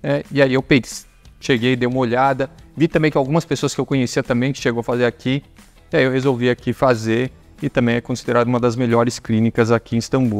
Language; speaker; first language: Portuguese; native; Portuguese